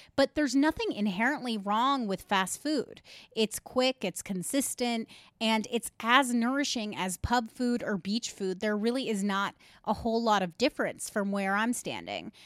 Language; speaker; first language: English; native; English